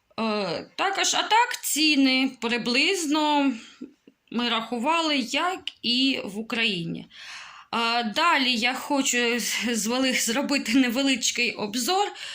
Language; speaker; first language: Ukrainian; non-native, local second language; Russian